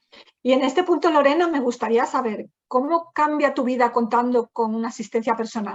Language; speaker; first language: Spanish; native; Spanish